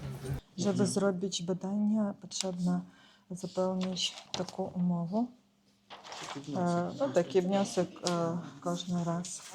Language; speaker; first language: Polish; non-native, learner; Russian